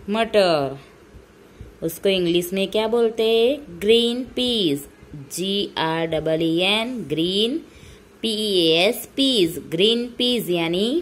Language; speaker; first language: Hindi; non-native, local second language; Gujarati